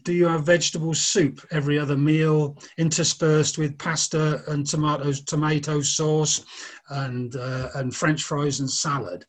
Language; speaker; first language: English; native; English